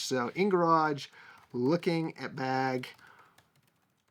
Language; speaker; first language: English; native; English